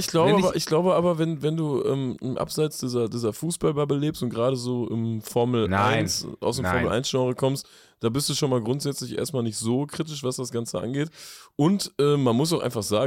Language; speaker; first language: German; native; German